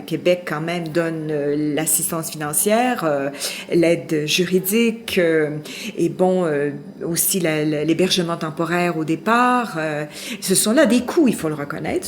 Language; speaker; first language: French; native; French